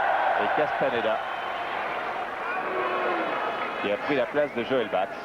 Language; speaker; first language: French; native; French